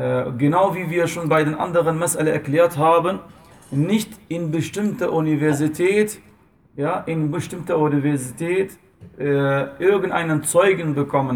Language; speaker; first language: German; non-native, fluent; Arabic